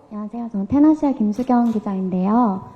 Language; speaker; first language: Korean; native; Korean